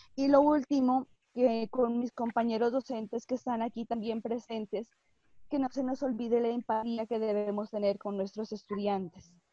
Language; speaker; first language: Spanish; native; Spanish